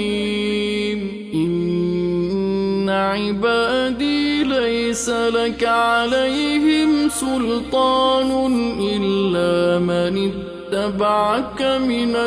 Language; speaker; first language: Arabic; native; Arabic